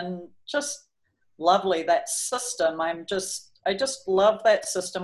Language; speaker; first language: English; native; English